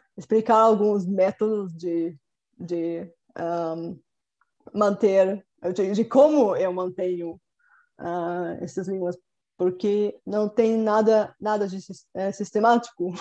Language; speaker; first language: Portuguese; non-native, fluent; Bulgarian